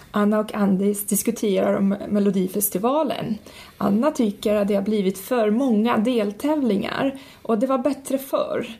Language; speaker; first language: Swedish; non-native, fluent; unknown